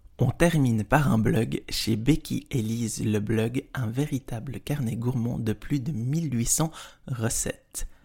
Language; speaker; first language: French; native; French